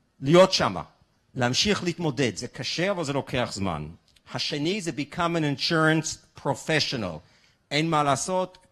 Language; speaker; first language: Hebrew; non-native, fluent; English